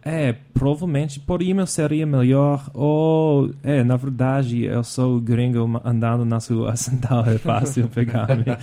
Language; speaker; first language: Portuguese; non-native, fluent; English